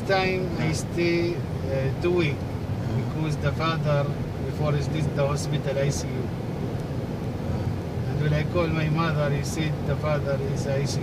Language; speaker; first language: English; non-native, learner; Arabic